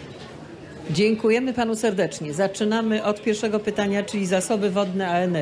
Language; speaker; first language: Polish; native; Polish